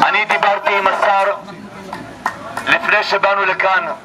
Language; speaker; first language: Hebrew; non-native, fluent; Amharic